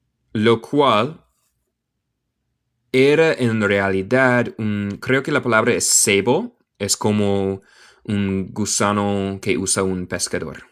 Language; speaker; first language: Spanish; non-native, learner; English